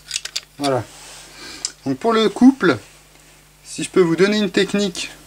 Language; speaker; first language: French; native; French